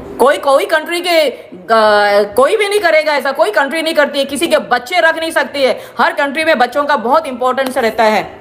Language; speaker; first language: Hindi; non-native, local second language; Gujarati